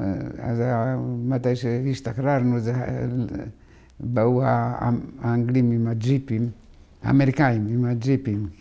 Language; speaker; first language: Hebrew; non-native, fluent; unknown